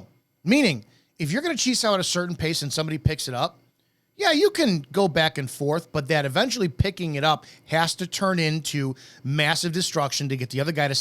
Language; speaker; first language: English; native; English